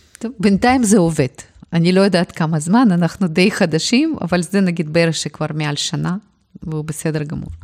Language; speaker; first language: Hebrew; non-native, fluent; Russian